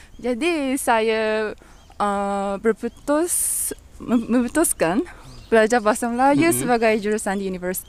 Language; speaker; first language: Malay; non-native, learner; Japanese